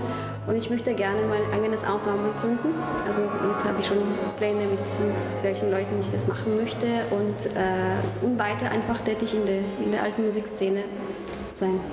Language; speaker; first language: German; non-native, fluent; Polish